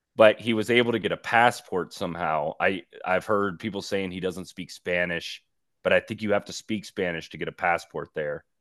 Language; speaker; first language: English; native; English